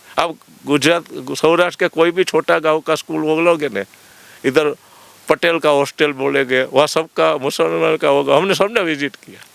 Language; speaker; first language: Hindi; non-native, local second language; Gujarati